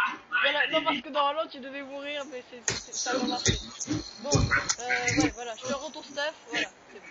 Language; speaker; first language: French; native; French